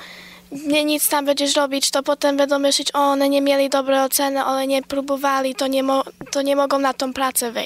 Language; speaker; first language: Polish; early bilingual, heritage; Polish